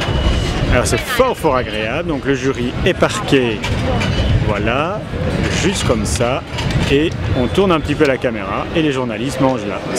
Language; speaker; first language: French; native; French